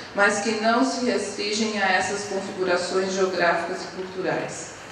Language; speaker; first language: Portuguese; native; Portuguese